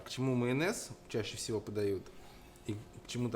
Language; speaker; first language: Russian; native; Russian